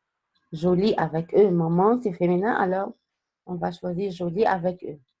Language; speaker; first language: French; non-native, fluent; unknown